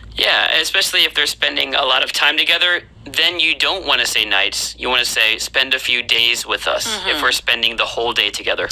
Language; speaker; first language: English; native; English